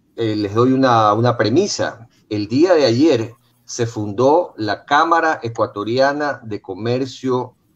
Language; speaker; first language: Spanish; native; Spanish